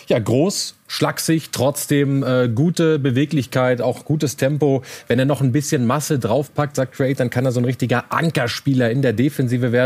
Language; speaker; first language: German; native; German